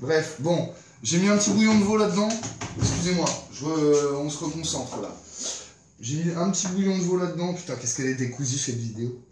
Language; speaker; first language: French; native; French